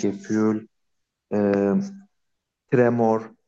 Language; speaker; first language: German; non-native, learner; Turkish